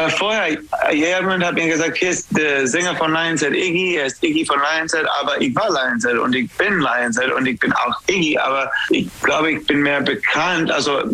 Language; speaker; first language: German; non-native, fluent; English